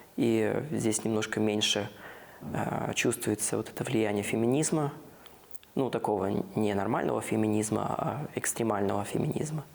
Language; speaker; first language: Russian; early bilingual, heritage; Russian